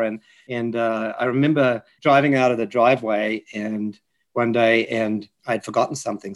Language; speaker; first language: English; native; English